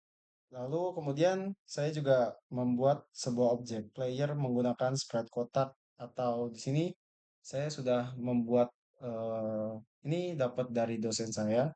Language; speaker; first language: Indonesian; native; Indonesian